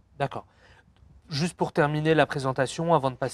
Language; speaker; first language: French; native; French